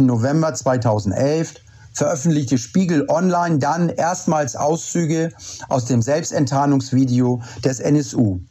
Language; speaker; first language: German; native; German